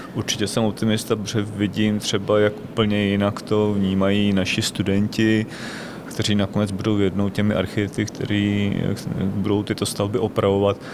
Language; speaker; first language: Czech; native; Czech